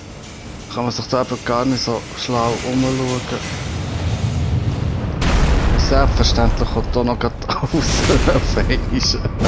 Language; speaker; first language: German; native; German